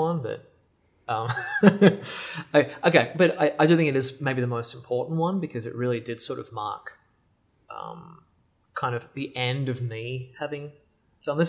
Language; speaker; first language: English; native; English